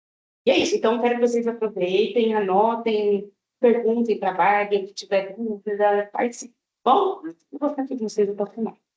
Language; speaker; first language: Portuguese; native; Portuguese